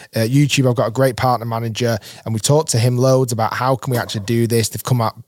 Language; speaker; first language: English; native; English